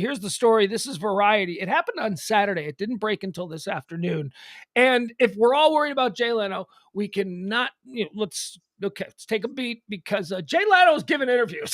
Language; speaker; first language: English; native; English